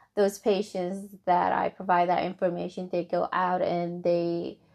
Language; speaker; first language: English; non-native, fluent; Somali